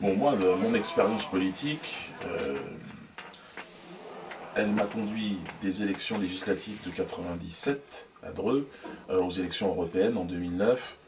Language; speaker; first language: French; native; French